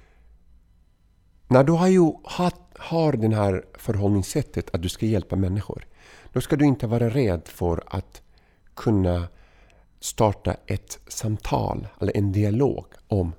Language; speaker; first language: Swedish; non-native, fluent; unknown